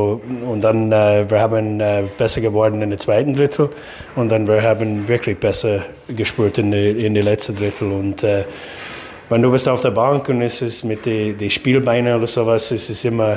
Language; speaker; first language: German; non-native, fluent; English